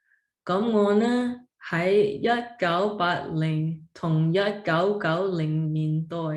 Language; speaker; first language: Cantonese; early bilingual, heritage; Cantonese